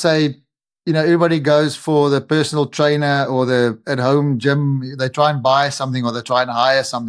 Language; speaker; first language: English; non-native, local second language; Afrikaans